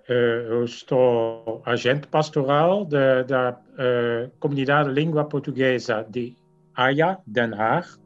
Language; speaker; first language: Portuguese; non-native, fluent; Dutch